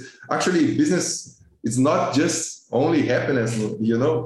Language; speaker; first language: English; non-native, fluent; Portuguese